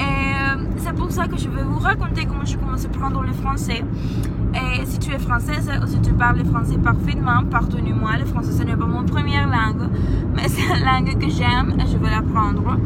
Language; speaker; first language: French; non-native, learner; Spanish